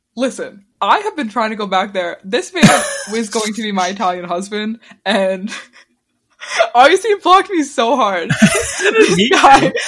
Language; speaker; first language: English; early bilingual, other home language; Italian